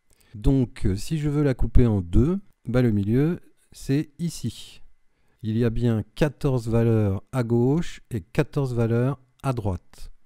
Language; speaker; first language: French; native; French